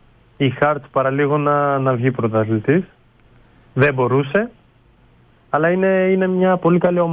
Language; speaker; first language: Greek; early bilingual, other home language; Bulgarian